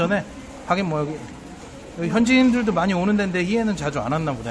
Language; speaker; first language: Korean; native; Korean